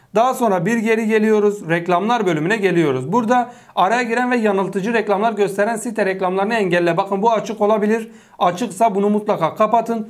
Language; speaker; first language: Turkish; native; Turkish